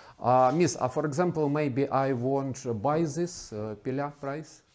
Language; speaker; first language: English; non-native, learner; Ukrainian